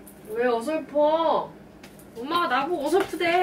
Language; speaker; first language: Korean; native; Korean